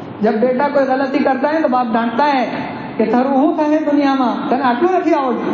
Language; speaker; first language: Urdu; non-native, local second language; Gujarati